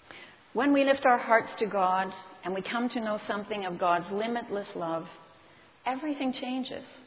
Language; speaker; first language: English; native; English